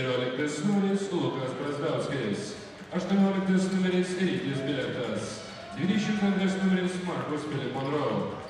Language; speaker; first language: Lithuanian; native; Lithuanian